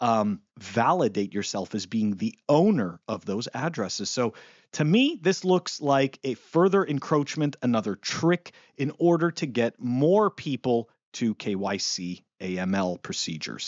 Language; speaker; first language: English; native; English